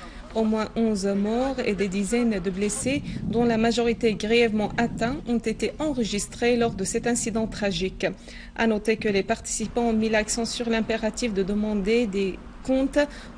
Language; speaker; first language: French; non-native, fluent; Arabic